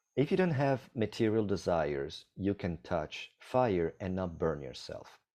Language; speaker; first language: English; non-native, fluent; Italian